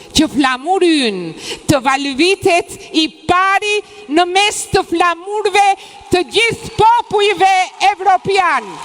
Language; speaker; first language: Albanian; native; Albanian